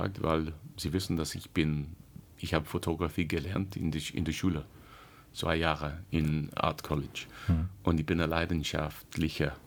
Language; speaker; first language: German; non-native, fluent; English